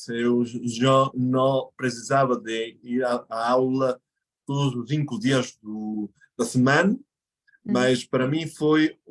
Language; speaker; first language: Portuguese; non-native, fluent; Spanish